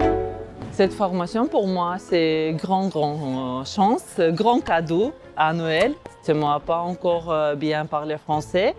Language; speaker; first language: French; non-native, learner; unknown